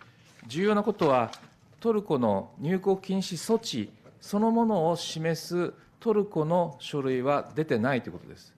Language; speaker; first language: Japanese; native; Japanese